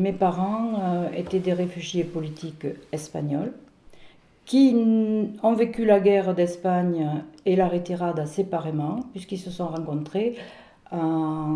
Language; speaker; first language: French; early bilingual, other home language; Spanish